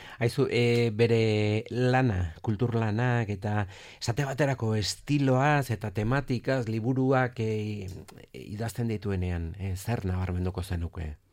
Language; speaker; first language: Basque; native; Basque